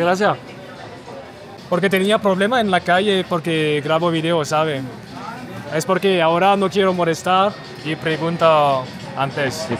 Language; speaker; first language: Spanish; non-native, learner; French